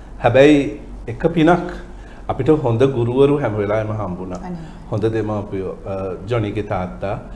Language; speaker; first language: Sinhala; native; Sinhala